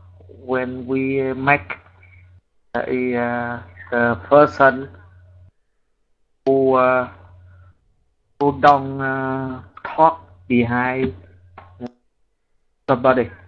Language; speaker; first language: English; non-native, learner; Vietnamese